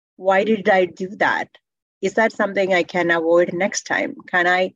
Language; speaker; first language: English; non-native, local second language; Malayalam